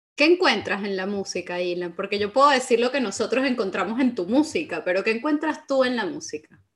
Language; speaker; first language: Spanish; native; Spanish